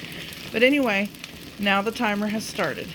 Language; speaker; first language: English; native; English